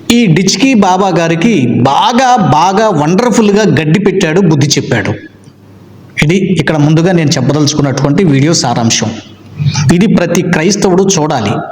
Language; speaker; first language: Telugu; native; Telugu